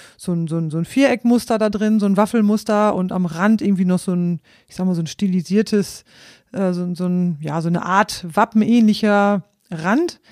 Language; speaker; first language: German; native; German